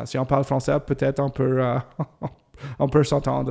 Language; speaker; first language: French; non-native, learner; English